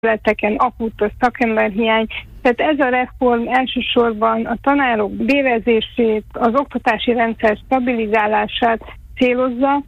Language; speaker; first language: Hungarian; native; Hungarian